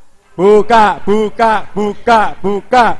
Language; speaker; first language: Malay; non-native, local second language; Javanese